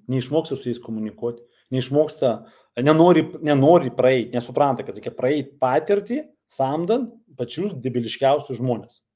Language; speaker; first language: Lithuanian; non-native, local second language; Russian